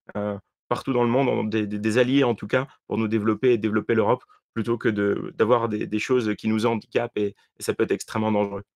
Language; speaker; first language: French; native; French